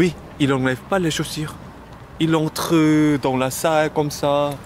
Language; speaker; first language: French; non-native, learner; Korean